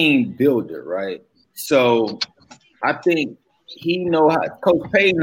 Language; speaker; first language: English; native; English